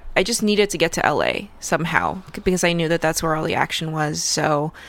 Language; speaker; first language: English; early bilingual, other home language; Russian